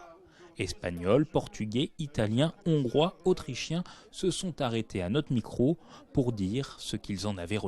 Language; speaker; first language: French; native; French